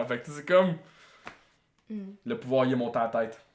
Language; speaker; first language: French; native; French